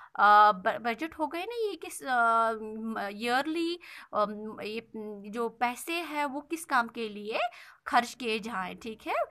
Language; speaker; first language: Hindi; non-native, local second language; Kashmiri